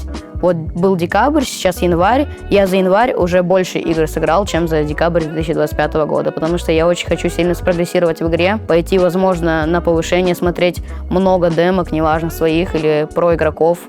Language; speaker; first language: Russian; native; Russian